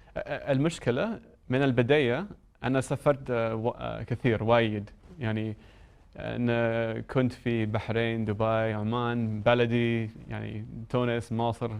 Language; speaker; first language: Arabic; non-native, learner; English